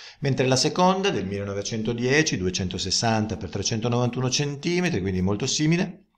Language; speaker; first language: Italian; native; Italian